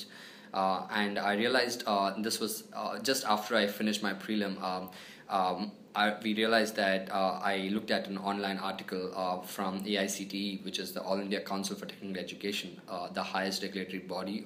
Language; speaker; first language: English; non-native, local second language; Telugu